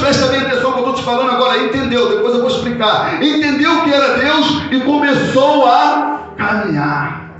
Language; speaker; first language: Portuguese; native; Portuguese